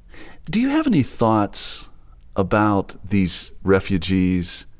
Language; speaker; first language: English; native; English